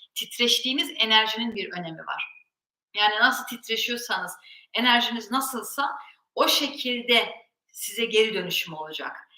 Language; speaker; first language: Turkish; early bilingual, heritage; Turkish